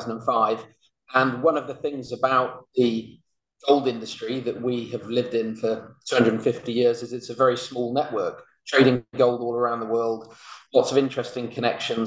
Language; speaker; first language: English; native; English